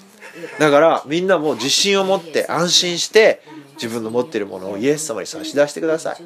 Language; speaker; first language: Japanese; native; Japanese